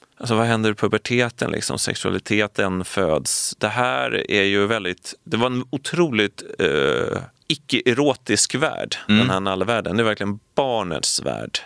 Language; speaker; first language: Swedish; native; Swedish